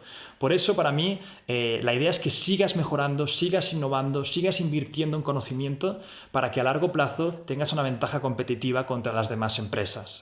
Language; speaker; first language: Spanish; native; Spanish